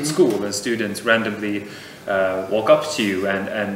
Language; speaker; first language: English; non-native, fluent; Swedish